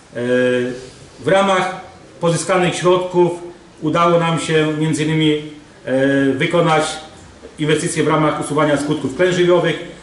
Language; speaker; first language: Polish; native; Polish